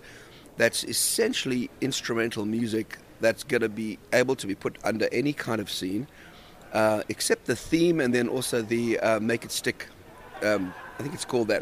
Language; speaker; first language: English; native; English